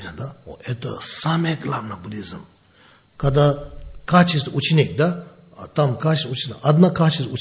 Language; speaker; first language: Russian; non-native, learner; Tibetan